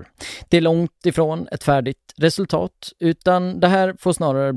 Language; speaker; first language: Swedish; native; Swedish